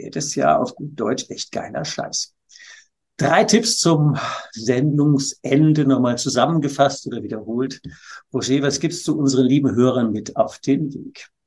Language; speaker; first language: German; native; German